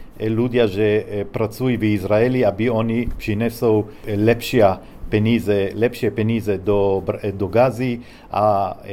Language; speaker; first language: Czech; non-native, learner; Hebrew